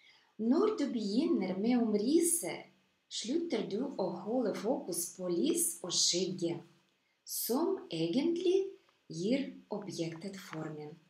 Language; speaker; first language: Norwegian; non-native, fluent; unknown